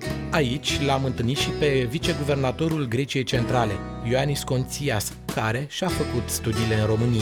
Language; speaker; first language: Romanian; native; Romanian